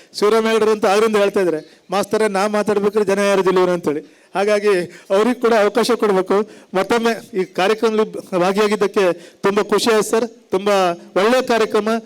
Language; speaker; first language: Kannada; native; Kannada